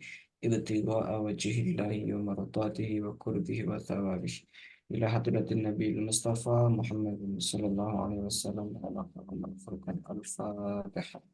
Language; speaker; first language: Arabic; non-native, fluent; Indonesian